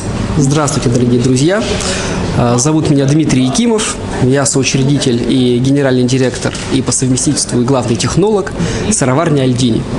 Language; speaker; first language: Russian; native; Russian